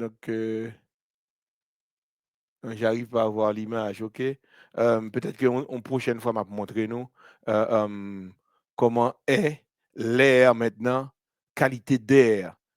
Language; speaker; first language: French; non-native, local second language; Haitian Creole